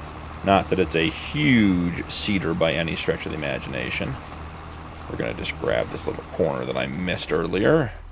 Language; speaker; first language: English; native; English